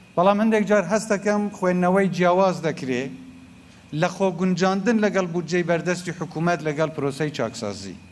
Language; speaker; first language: Central Kurdish; non-native, local second language; Kurdish